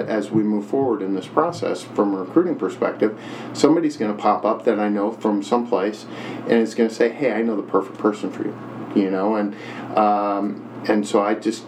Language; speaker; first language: English; native; English